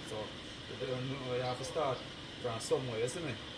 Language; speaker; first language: English; native; English